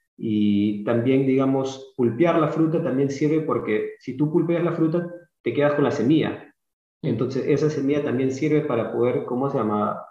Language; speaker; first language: Spanish; early bilingual, heritage; Spanish